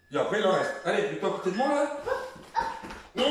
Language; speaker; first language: French; native; French